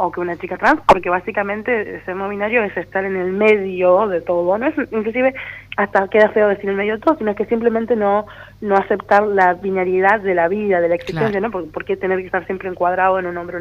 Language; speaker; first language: Spanish; native; Spanish